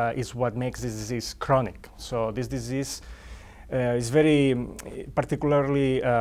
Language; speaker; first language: English; non-native, fluent; Spanish